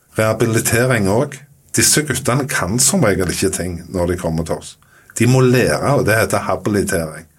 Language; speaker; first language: Norwegian; native; Norwegian